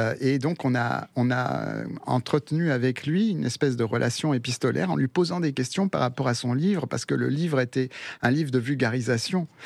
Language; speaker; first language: French; early bilingual, other home language; Spanish